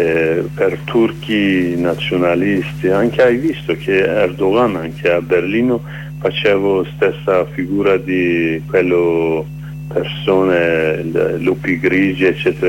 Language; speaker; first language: Italian; non-native, learner; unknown